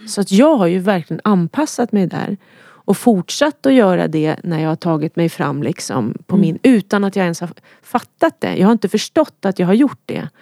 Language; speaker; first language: Swedish; native; Swedish